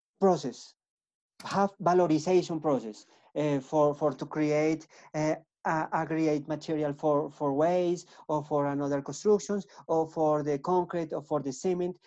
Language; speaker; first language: English; non-native, learner; Spanish